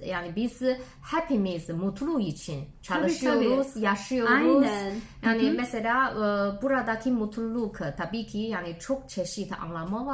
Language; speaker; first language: Turkish; non-native, learner; Chinese